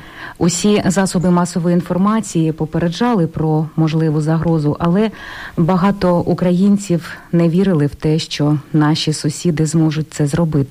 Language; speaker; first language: Ukrainian; native; Ukrainian